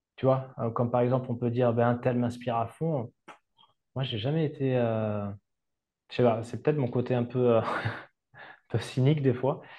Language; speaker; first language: French; native; French